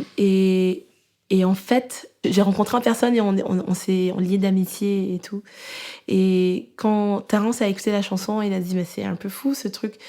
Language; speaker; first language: French; native; French